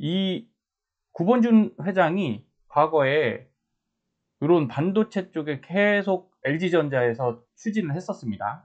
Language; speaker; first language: Korean; native; Korean